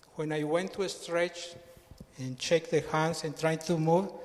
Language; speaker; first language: English; non-native, fluent; Spanish